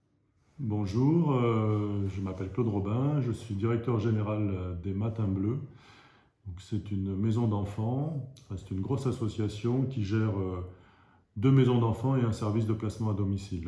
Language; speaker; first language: French; native; French